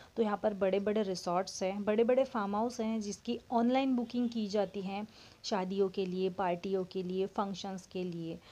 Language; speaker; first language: Hindi; non-native, local second language; Marathi